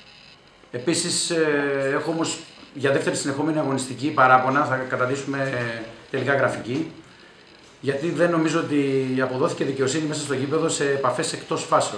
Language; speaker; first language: Greek; native; Greek